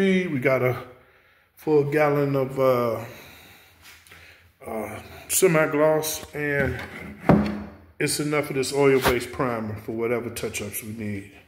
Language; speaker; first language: English; native; English